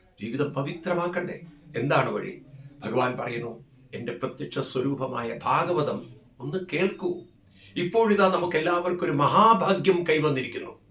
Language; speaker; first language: Malayalam; native; Malayalam